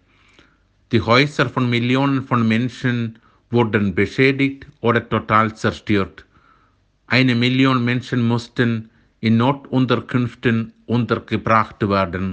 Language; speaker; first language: German; non-native, fluent; Malayalam